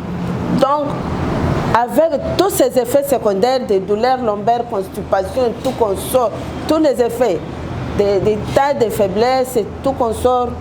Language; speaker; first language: French; non-native, local second language; Lingala